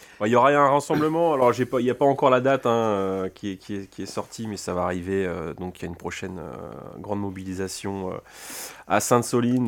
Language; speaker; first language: French; native; French